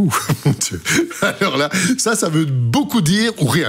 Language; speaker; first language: French; native; French